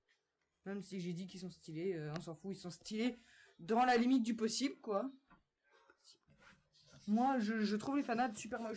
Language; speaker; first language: French; native; French